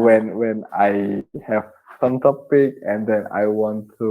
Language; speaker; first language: English; non-native, learner; Indonesian